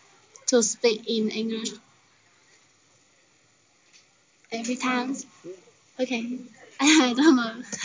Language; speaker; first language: English; non-native, learner; Chinese